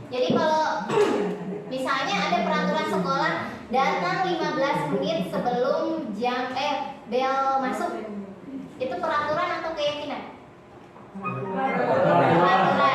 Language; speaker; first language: Indonesian; native; Indonesian